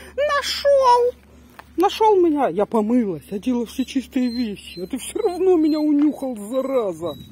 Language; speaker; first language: Russian; non-native, local second language; Tajik